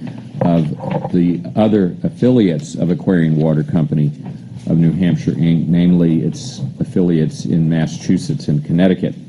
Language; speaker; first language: English; native; English